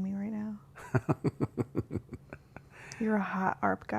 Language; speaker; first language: English; native; English